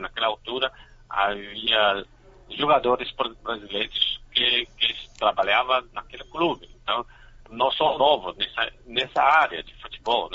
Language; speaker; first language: Portuguese; non-native, fluent; Chinese